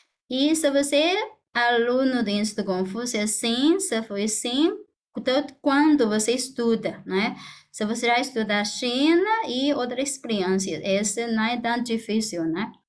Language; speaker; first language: Portuguese; non-native, fluent; Chinese